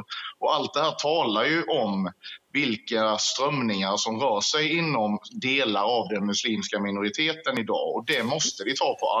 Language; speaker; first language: Swedish; native; Swedish